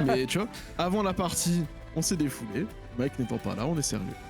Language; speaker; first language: French; native; French